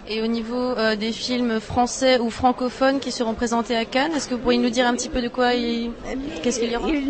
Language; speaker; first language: French; native; French